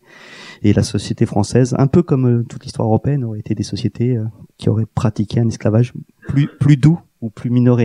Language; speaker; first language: French; native; French